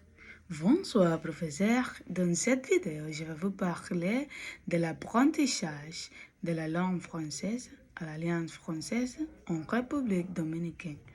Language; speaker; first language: French; non-native, learner; Spanish